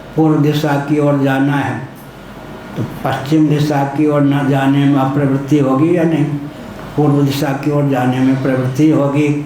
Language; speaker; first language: Hindi; non-native, local second language; Maithili